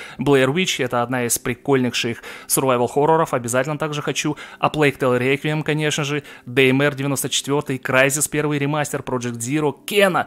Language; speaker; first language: Russian; native; Russian